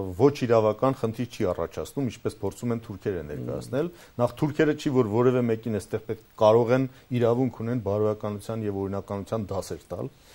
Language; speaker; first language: Armenian; native; Armenian